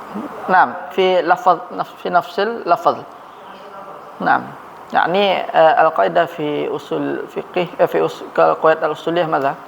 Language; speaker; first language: Arabic; non-native, fluent; Indonesian